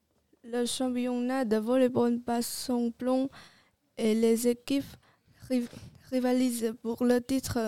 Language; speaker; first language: French; non-native, learner; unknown